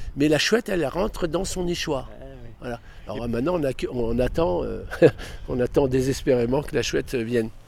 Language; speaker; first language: French; native; French